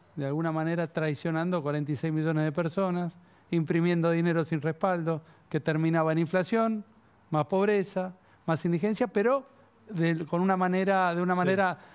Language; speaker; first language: Spanish; native; Spanish